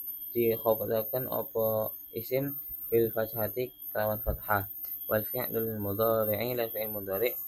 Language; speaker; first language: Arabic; non-native, fluent; Javanese